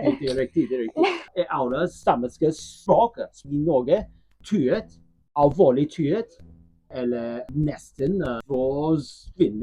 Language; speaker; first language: Norwegian; non-native, learner; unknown